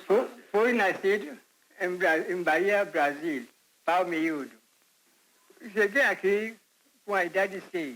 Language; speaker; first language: Portuguese; early bilingual, heritage; Portuguese